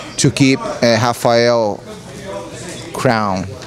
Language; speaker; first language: English; non-native, learner; Portuguese